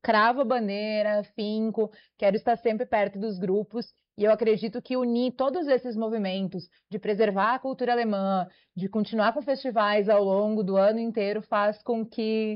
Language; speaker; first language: Portuguese; native; Portuguese